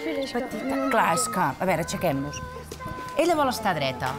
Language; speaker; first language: Catalan; native; Catalan